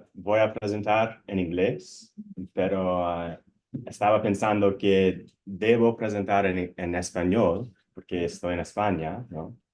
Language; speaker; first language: Spanish; non-native, learner; English